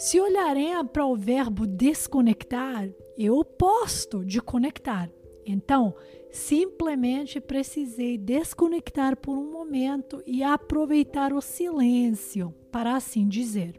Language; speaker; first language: Portuguese; non-native, learner; Albanian